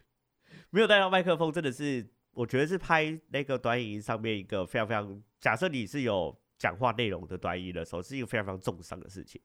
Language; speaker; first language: Chinese; native; Chinese